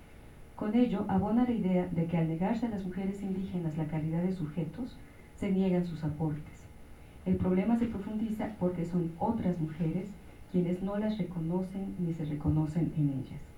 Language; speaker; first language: Spanish; native; Spanish